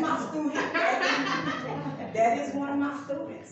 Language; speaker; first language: English; native; English